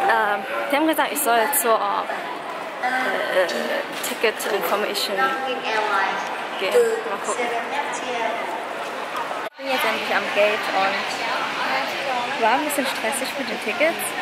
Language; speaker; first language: German; early bilingual, other home language; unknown